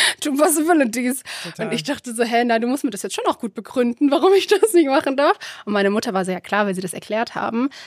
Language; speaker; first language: German; early bilingual, other home language; Arabic